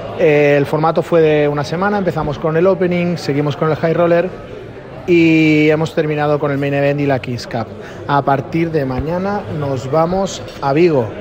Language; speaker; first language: Spanish; native; Spanish